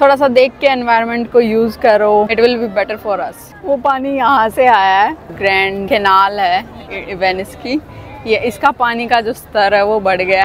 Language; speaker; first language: Hindi; native; Hindi